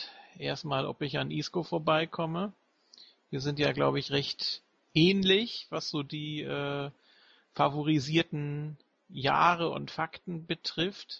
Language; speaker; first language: German; native; German